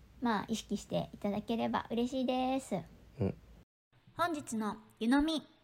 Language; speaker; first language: Japanese; native; Japanese